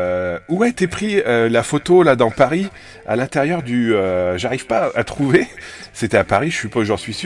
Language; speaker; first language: French; native; French